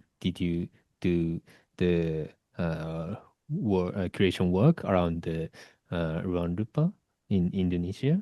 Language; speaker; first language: English; non-native, learner; Japanese